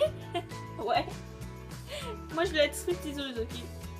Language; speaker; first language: French; native; French